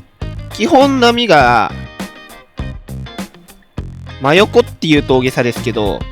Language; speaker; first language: Japanese; native; Japanese